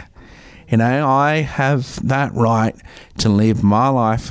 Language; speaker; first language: English; native; English